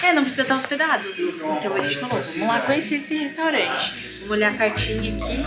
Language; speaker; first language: Portuguese; native; Portuguese